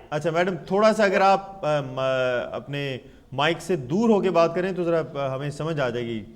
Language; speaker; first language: Urdu; native; Urdu